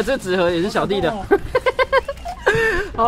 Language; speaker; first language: Chinese; native; Chinese